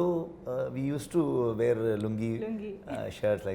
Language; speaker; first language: Telugu; non-native, learner; Kannada